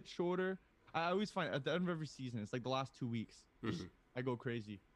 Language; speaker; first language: English; native; English